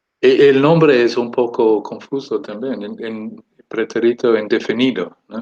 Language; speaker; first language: Spanish; non-native, learner; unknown